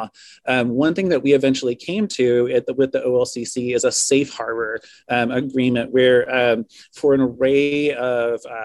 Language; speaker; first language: English; native; English